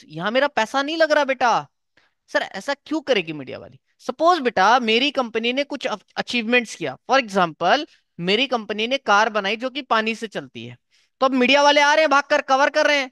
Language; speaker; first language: Hindi; native; Hindi